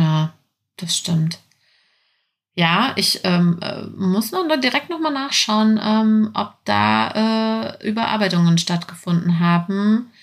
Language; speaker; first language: German; native; German